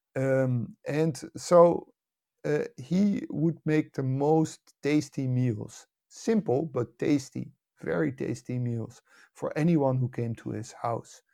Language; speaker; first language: English; non-native, fluent; Dutch